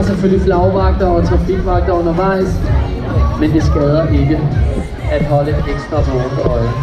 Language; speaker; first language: Danish; native; Danish